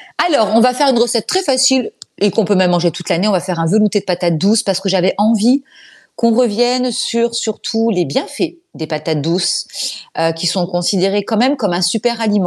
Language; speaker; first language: French; native; French